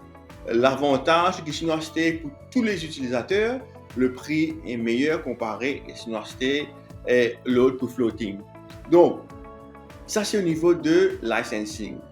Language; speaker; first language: French; non-native, local second language; Morisyen